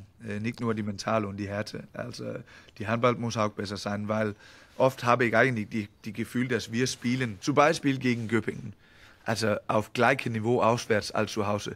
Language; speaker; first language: German; non-native, fluent; Danish